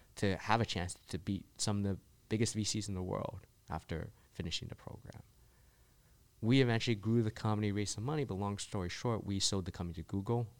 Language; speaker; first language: English; early bilingual, other home language; Chinese